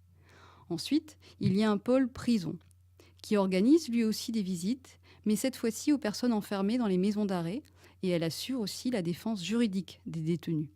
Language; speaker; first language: French; non-native, learner; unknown